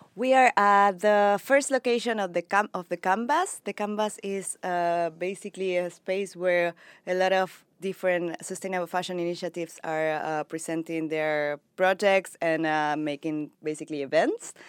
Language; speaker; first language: English; non-native, fluent; Spanish